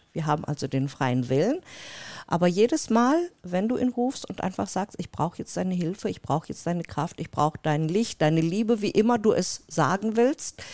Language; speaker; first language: German; native; German